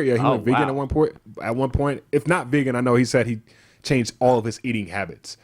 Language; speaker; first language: English; native; English